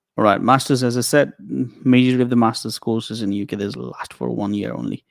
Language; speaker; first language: English; non-native, local second language; Nepali